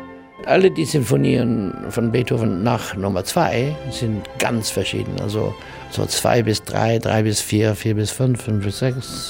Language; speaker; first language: German; non-native, learner; English